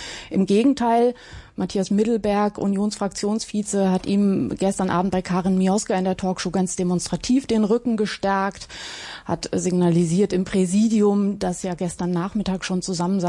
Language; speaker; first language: German; native; German